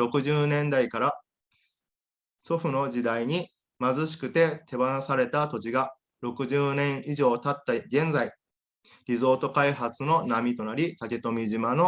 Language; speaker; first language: Japanese; native; Japanese